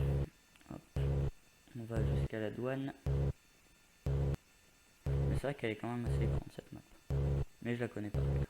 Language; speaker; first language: French; native; French